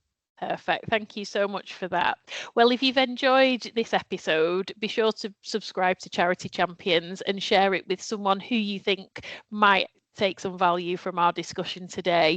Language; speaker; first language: English; native; English